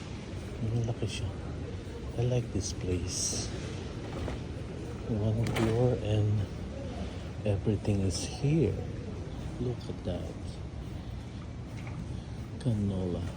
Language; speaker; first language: English; non-native, local second language; Filipino